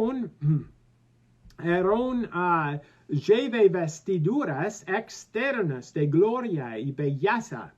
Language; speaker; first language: Spanish; non-native, learner; English